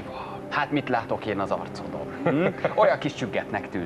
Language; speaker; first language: Hungarian; native; Hungarian